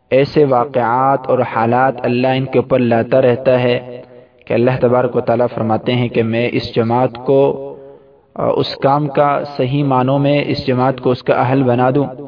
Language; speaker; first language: Urdu; non-native, local second language; Pashto